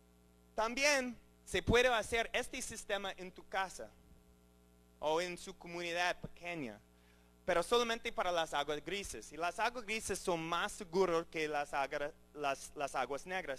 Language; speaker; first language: Spanish; non-native, learner; English